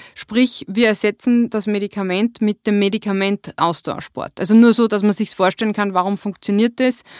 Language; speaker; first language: German; native; German